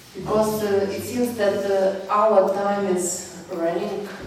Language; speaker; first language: English; non-native, fluent; Lithuanian